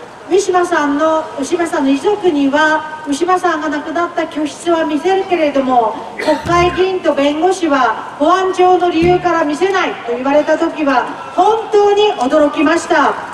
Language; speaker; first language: Japanese; native; Japanese